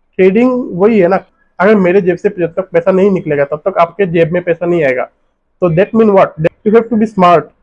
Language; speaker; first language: Hindi; non-native, local second language; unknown